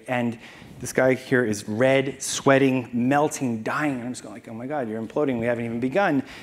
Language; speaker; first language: English; native; English